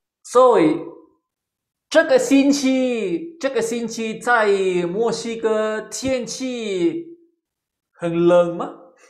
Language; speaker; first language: Chinese; non-native, fluent; Spanish